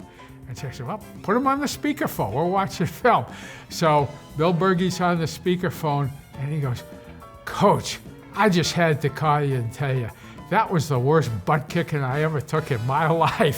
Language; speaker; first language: English; native; English